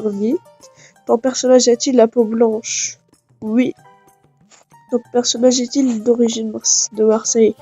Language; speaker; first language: French; non-native, local second language; Arabic